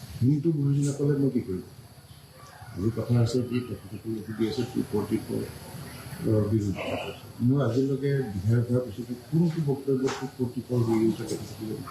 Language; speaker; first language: Assamese; non-native, local second language; Karbi